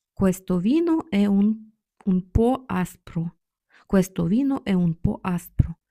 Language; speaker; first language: Italian; non-native, fluent; Ukrainian